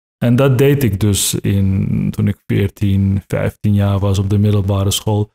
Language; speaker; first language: Dutch; early bilingual, other home language; Turkish